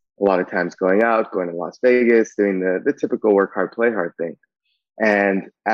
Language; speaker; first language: English; native; English